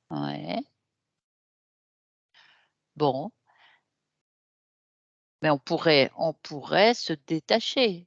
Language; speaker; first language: French; native; French